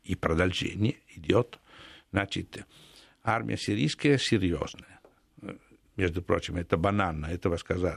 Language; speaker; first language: Russian; non-native, fluent; Italian